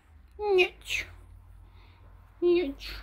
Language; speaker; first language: Russian; early bilingual, heritage; Russian